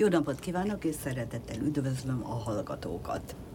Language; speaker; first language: Hungarian; native; Hungarian